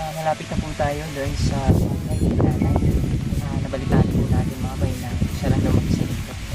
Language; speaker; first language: Filipino; non-native, local second language; Cebuano